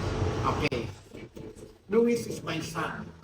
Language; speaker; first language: English; non-native, local second language; Filipino